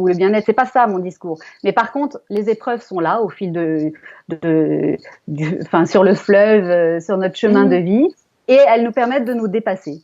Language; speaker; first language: French; native; French